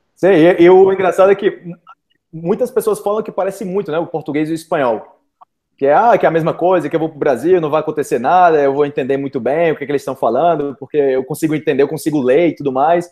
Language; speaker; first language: Portuguese; native; Portuguese